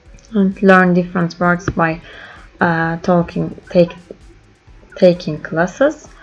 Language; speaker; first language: English; non-native, learner; Turkish